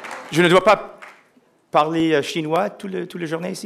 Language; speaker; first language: French; non-native, learner; English